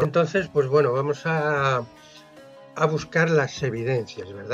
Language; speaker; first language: Spanish; native; Spanish